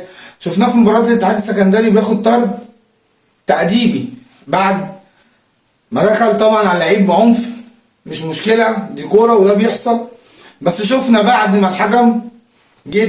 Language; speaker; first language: Arabic; native; Arabic